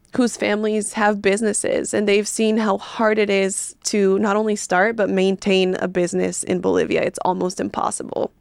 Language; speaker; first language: English; early bilingual, other home language; Spanish